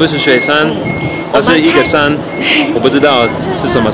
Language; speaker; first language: Chinese; non-native, learner; English